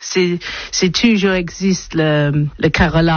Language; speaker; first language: French; non-native, learner; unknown